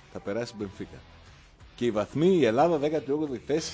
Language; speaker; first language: Greek; native; Greek